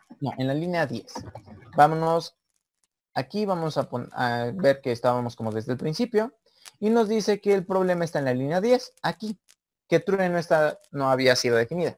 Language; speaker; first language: Spanish; native; Spanish